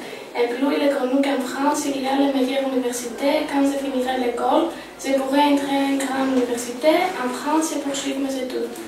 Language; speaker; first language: French; non-native, learner; Greek